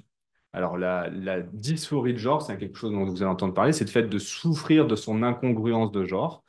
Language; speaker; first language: French; native; French